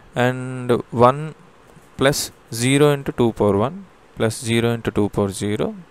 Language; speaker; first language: English; non-native, local second language; Telugu